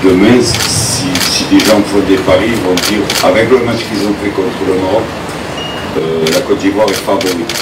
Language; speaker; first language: French; native; French